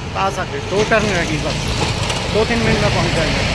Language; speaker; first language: Hindi; native; Hindi